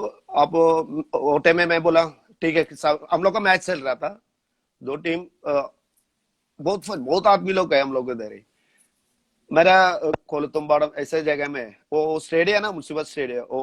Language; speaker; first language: Hindi; non-native, local second language; Malayalam